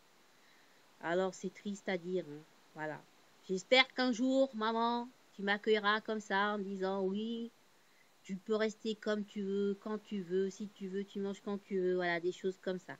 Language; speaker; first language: French; native; French